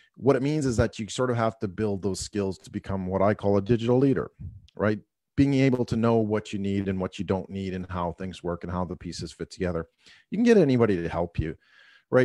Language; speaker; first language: English; native; English